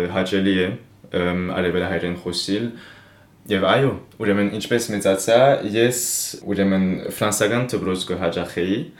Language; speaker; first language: Armenian; early bilingual, heritage; Armenian